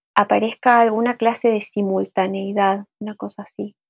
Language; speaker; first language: Spanish; native; Spanish